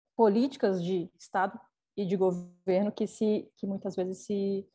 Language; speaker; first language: Portuguese; native; Portuguese